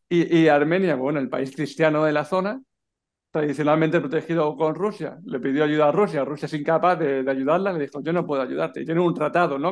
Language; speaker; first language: Spanish; native; Spanish